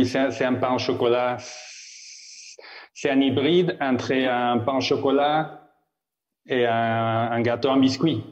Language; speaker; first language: French; non-native, fluent; Spanish